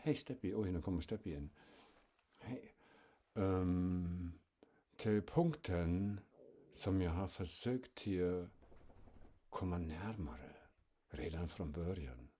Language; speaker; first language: Swedish; non-native, fluent; German